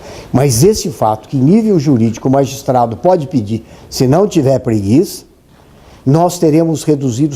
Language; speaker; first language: Portuguese; native; Portuguese